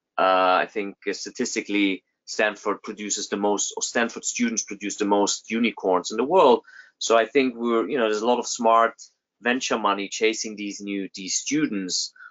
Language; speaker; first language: English; non-native, fluent; German